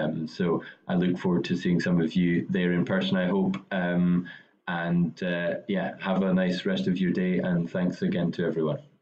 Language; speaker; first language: English; native; English